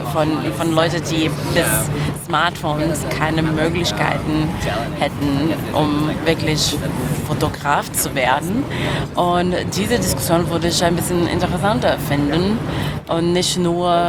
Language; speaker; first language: German; non-native, fluent; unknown